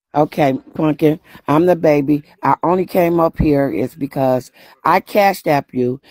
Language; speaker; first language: English; native; English